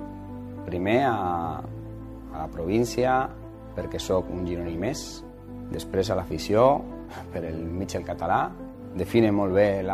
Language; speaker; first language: Catalan; non-native, local second language; Spanish